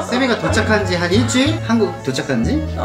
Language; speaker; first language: Korean; native; Korean